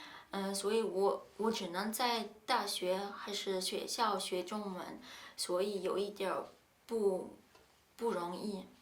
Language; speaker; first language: Chinese; non-native, fluent; French